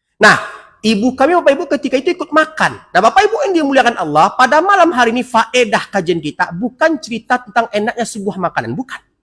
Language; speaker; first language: Indonesian; non-native, local second language; Minangkabau